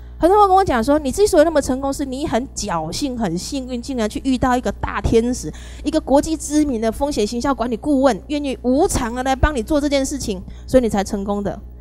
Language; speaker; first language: Chinese; native; Chinese